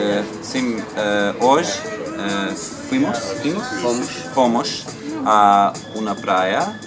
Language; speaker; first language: Portuguese; non-native, learner; German